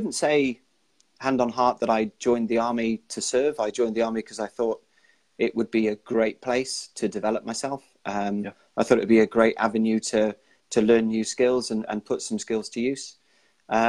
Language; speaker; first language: English; native; English